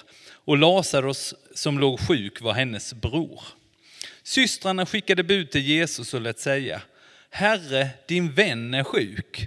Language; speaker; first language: Swedish; non-native, fluent; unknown